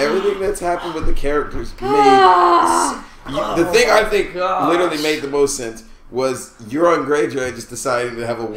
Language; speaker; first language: English; native; English